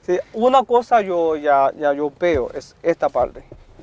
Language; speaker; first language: Spanish; non-native, learner; Chinese